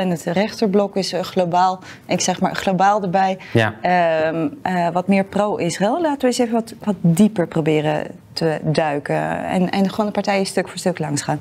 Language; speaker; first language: Dutch; native; Dutch